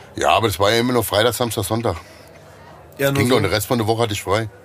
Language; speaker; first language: German; native; German